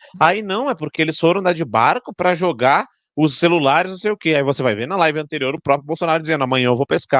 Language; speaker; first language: Portuguese; native; Portuguese